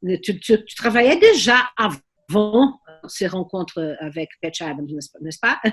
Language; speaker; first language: French; non-native, learner; Portuguese